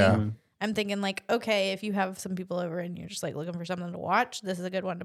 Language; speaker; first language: English; native; English